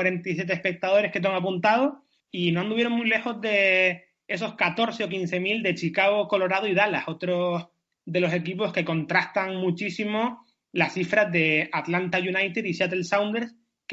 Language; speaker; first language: Spanish; native; Spanish